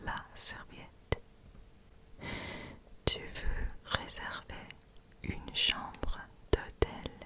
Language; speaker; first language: French; non-native, learner; English